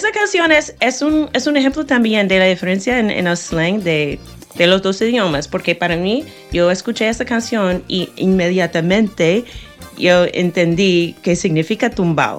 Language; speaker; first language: Spanish; non-native, fluent; English